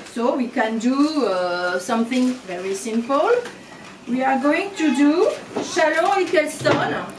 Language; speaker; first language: English; non-native, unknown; French